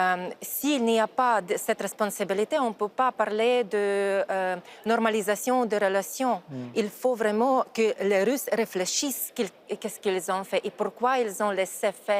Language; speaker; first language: French; non-native, fluent; Ukrainian